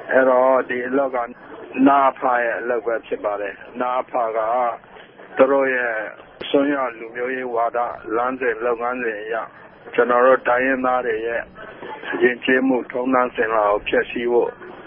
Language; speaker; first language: Burmese; non-native, local second language; S'gaw Karen